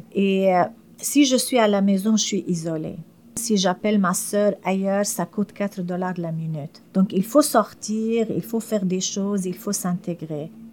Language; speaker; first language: French; non-native, fluent; Arabic